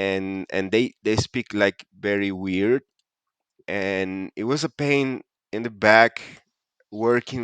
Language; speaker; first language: English; non-native, fluent; Spanish